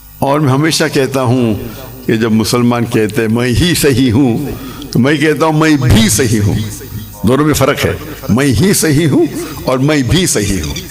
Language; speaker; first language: Urdu; non-native, local second language; English